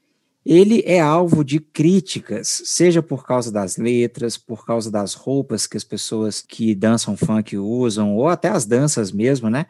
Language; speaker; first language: Portuguese; native; Portuguese